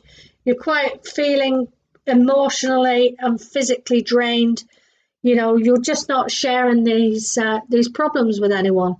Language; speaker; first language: English; native; English